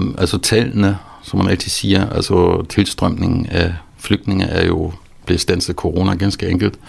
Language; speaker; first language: Danish; non-native, fluent; German